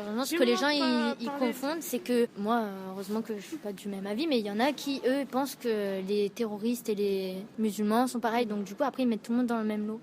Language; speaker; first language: French; native; French